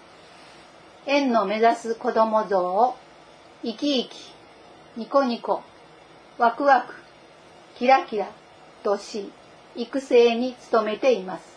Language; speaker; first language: Japanese; native; Japanese